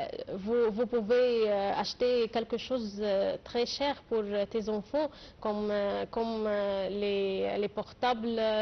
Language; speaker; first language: French; non-native, fluent; Arabic